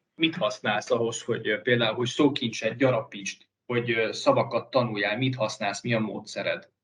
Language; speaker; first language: Hungarian; native; Hungarian